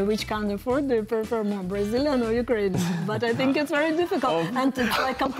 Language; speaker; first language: English; non-native, learner; Russian